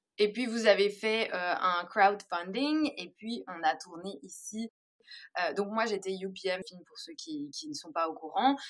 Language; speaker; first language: French; native; French